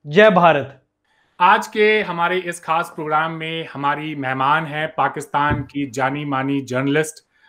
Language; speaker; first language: Hindi; native; Hindi